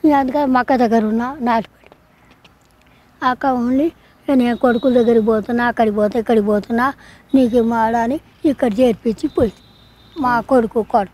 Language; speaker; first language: Telugu; native; Telugu